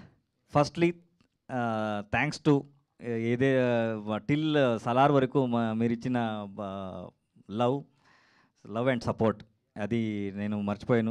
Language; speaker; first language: Telugu; non-native, learner; Kannada